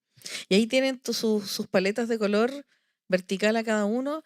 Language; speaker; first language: Spanish; native; Spanish